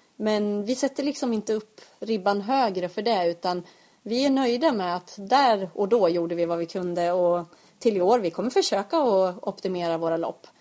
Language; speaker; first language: Swedish; native; Swedish